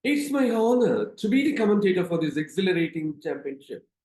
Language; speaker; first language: English; non-native, local second language; Tamil